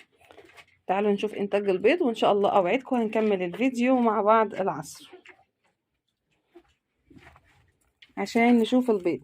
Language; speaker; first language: Arabic; native; Arabic